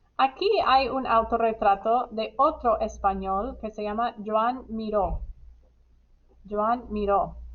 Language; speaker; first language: Spanish; non-native, fluent; English